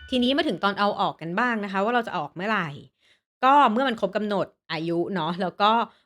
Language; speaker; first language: Thai; native; Thai